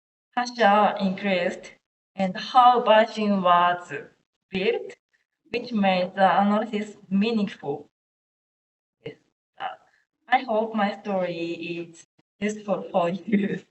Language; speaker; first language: English; non-native, learner; Japanese